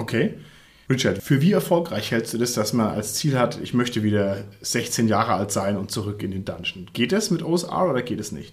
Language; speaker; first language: German; native; German